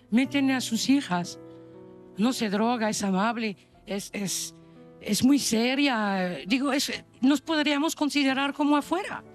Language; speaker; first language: Spanish; non-native, fluent; French